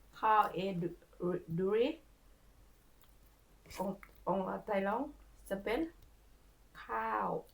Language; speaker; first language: French; non-native, learner; Thai